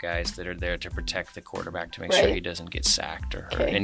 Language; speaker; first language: English; native; English